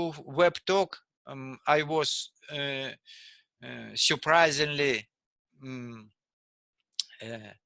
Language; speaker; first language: English; non-native, learner; Russian